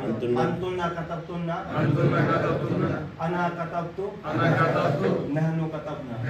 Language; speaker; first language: Arabic; non-native, learner; Urdu